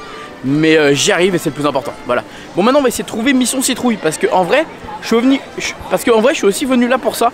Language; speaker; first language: French; native; French